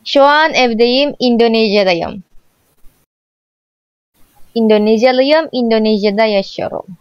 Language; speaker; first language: Turkish; non-native, learner; Indonesian